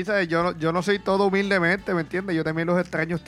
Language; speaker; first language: Spanish; native; Spanish